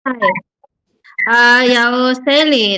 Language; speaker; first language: Cantonese; non-native, learner; Indonesian